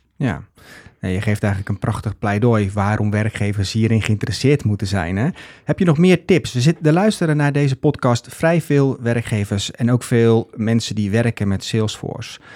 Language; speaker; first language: Dutch; native; Dutch